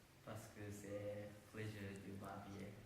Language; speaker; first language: French; non-native, learner; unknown